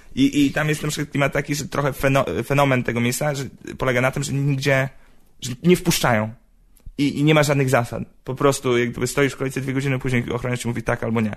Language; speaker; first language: Polish; native; Polish